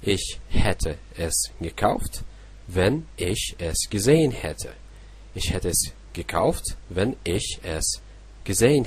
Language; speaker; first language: German; non-native, fluent; Russian